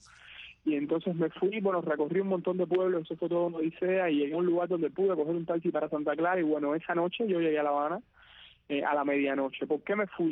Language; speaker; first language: Spanish; native; Spanish